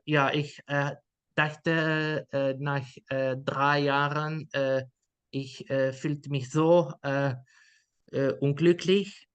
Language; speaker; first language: German; non-native, learner; Dutch